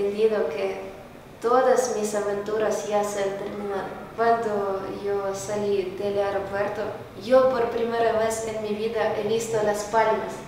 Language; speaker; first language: Spanish; non-native, learner; Ukrainian